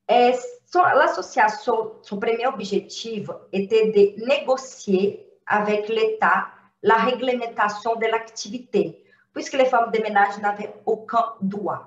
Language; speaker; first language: French; non-native, fluent; Portuguese